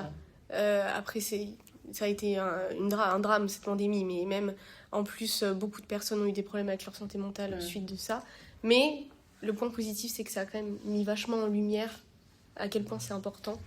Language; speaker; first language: French; native; French